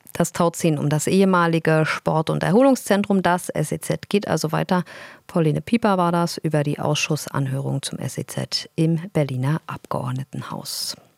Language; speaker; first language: German; native; German